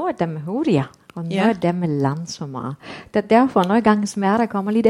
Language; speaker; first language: Danish; non-native, fluent; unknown